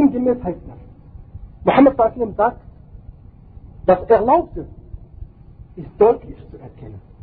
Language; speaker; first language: German; non-native, fluent; Arabic